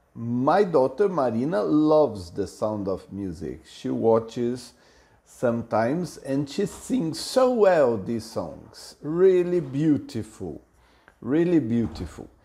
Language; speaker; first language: English; non-native, fluent; Portuguese